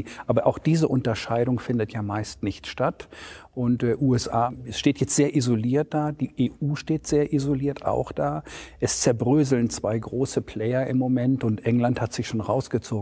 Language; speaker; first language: German; native; German